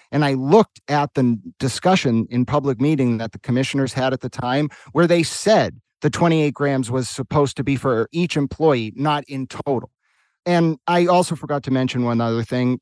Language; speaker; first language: English; native; English